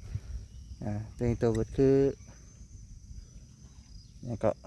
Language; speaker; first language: Thai; non-native, local second language; Lao